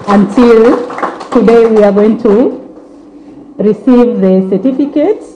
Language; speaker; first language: English; non-native, local second language; Swahili